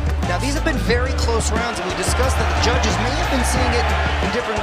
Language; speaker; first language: English; native; English